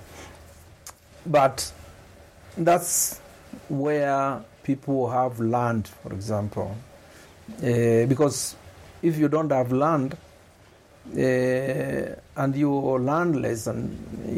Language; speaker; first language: English; non-native, local second language; Kamba